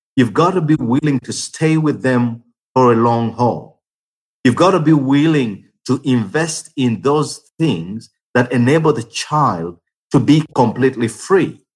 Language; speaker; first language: English; non-native, local second language; Ganda